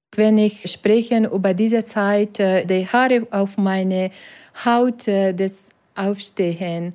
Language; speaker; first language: German; non-native, learner; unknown